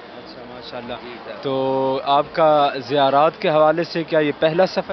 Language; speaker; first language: Urdu; native; Urdu